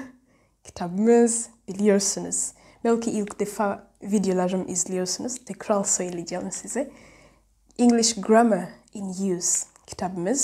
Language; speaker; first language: Turkish; non-native, learner; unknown